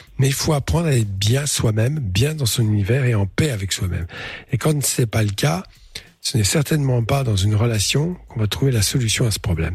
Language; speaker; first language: French; native; French